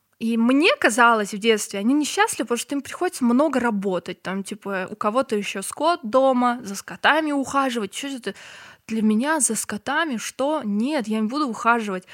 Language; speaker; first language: Russian; non-native, local second language; Turkmen